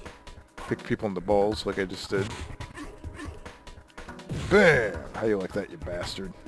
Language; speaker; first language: English; native; English